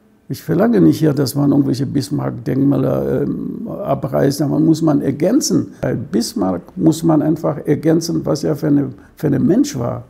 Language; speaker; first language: German; non-native, fluent; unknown